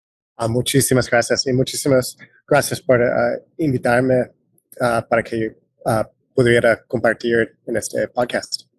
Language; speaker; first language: Spanish; non-native, fluent; English